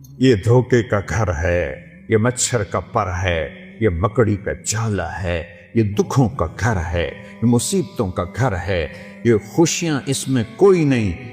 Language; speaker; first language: Urdu; non-native, local second language; Saraiki